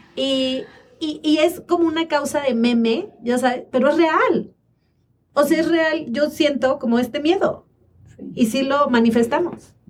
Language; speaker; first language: Spanish; native; Spanish